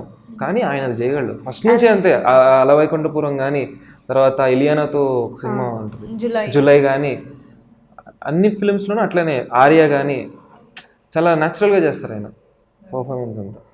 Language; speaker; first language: Telugu; native; Telugu